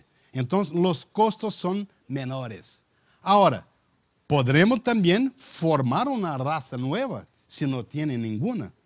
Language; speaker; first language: Spanish; non-native, learner; Portuguese